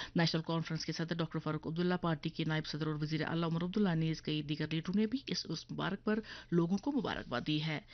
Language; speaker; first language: Urdu; non-native, local second language; Kashmiri